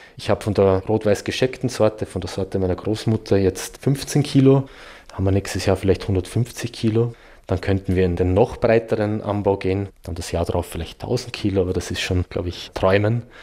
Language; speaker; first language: German; native; German